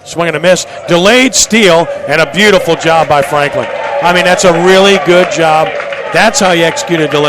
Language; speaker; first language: English; native; English